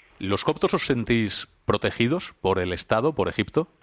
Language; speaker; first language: Spanish; native; Spanish